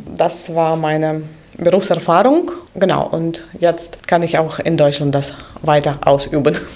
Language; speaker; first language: German; non-native, fluent; Russian